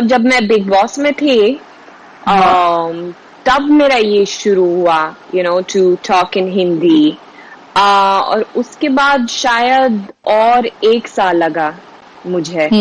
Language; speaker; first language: Hindi; non-native, fluent; Swedish